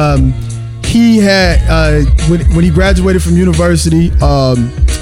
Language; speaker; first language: English; native; English